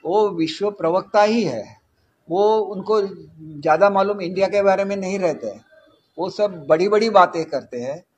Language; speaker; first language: Hindi; non-native, local second language; Marathi